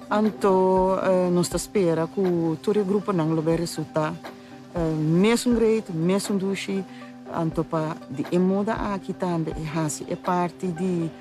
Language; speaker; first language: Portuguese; non-native, local second language; Papiamento